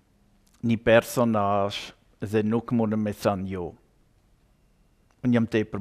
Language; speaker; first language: Albanian; non-native, learner; German